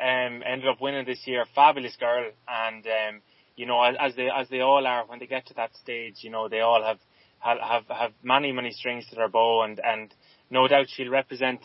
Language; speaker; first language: English; native; English